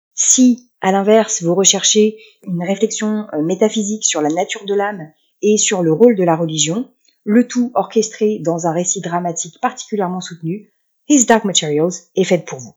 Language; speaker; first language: French; native; French